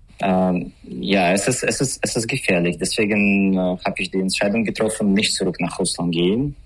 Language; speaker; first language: German; non-native, learner; Russian